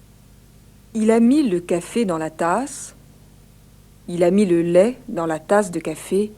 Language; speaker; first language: French; native; French